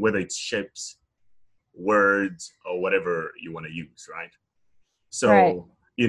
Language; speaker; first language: English; non-native, local second language; Nyanja